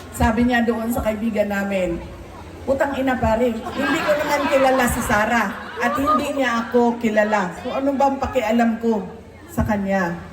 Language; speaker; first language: Filipino; non-native, local second language; Cebuano